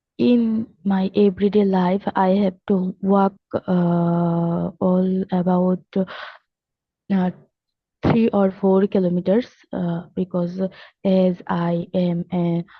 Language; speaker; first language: English; non-native, learner; Bangla